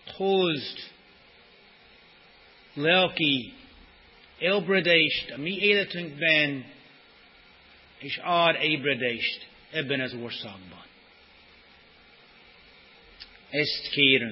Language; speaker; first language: Hungarian; non-native, fluent; English